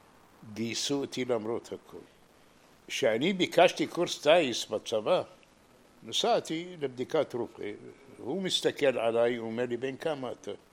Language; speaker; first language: Hebrew; non-native, fluent; Arabic